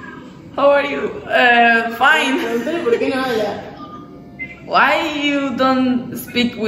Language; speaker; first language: English; non-native, learner; Spanish